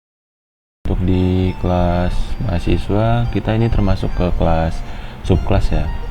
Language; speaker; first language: Indonesian; native; Indonesian